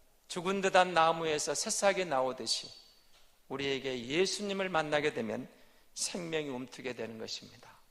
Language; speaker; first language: Korean; native; Korean